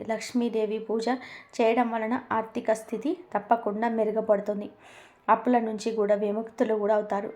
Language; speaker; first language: Telugu; native; Telugu